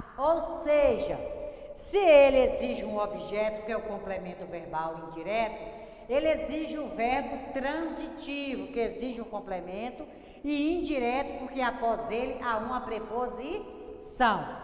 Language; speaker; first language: Portuguese; native; Portuguese